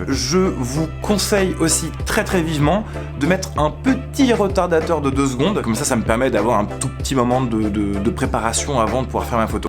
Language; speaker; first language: French; native; French